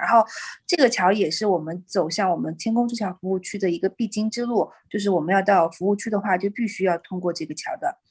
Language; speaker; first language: Chinese; native; Chinese